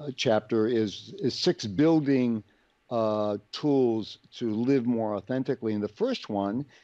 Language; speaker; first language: English; native; English